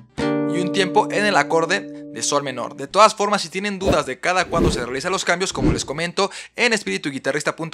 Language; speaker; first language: Spanish; native; Spanish